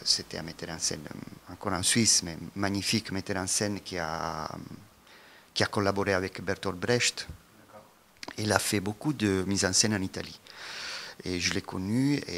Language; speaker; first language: French; non-native, fluent; Italian